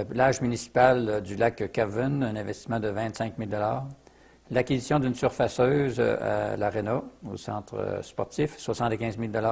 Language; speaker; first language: French; native; French